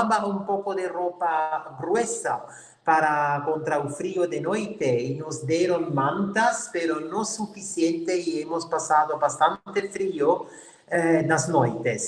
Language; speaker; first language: Portuguese; non-native, fluent; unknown